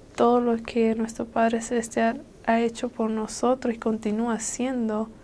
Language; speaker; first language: Spanish; early bilingual, other home language; English